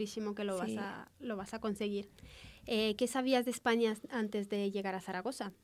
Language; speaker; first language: Spanish; native; Spanish